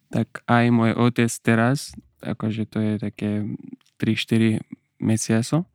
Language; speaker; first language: Slovak; non-native, learner; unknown